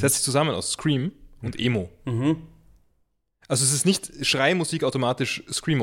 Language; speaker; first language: German; native; German